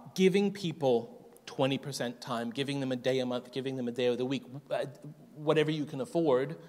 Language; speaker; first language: English; native; English